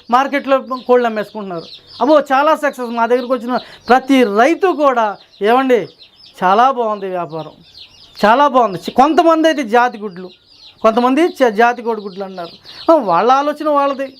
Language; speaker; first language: Telugu; native; Telugu